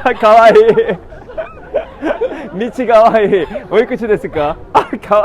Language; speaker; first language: Japanese; non-native, learner; Korean